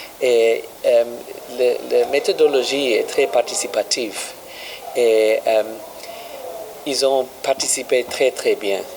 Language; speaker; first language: French; non-native, learner; English